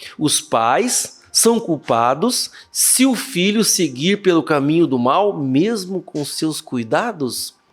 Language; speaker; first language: Portuguese; native; Portuguese